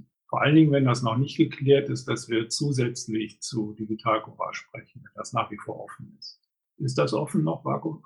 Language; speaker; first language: German; native; German